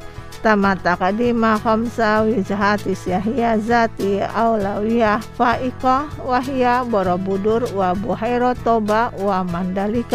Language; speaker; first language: Arabic; non-native, fluent; Indonesian